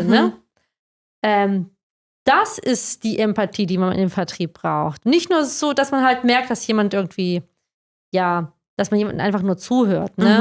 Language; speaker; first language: German; native; German